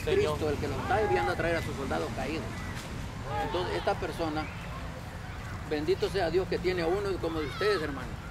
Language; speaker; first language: Spanish; native; Spanish